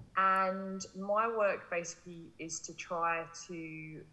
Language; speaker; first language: English; native; English